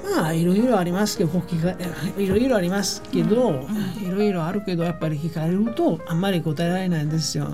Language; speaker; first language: Japanese; non-native, fluent; Italian